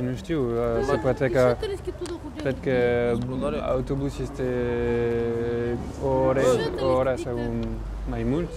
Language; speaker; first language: Romanian; non-native, learner; French